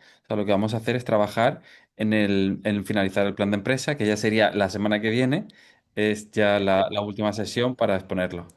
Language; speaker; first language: Spanish; native; Spanish